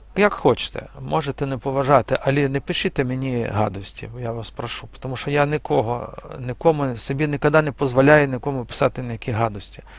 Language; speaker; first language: Ukrainian; non-native, fluent; Belarusian